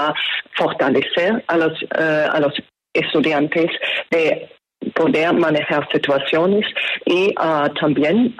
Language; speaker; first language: Spanish; non-native, fluent; German